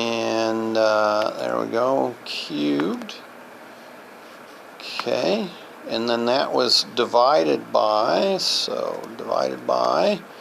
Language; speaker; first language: English; native; English